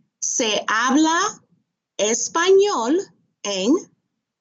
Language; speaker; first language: Spanish; non-native, fluent; English